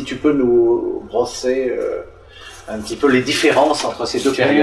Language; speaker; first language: French; native; French